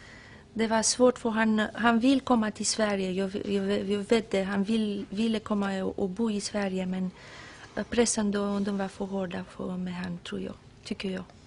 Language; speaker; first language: Swedish; non-native, fluent; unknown